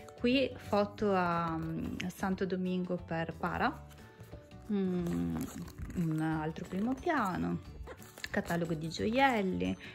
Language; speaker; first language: Italian; native; Italian